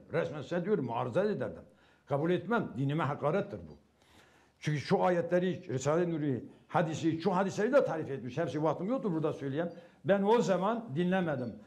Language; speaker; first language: Turkish; non-native, local second language; Kurdish